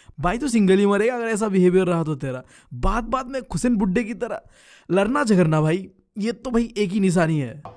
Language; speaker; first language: Hindi; non-native, local second language; Bangla